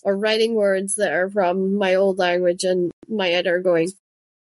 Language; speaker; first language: English; non-native, local second language; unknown